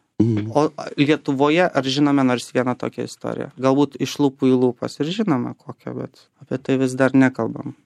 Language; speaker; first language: Lithuanian; native; Lithuanian